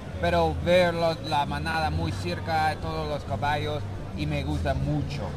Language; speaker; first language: Spanish; non-native, learner; English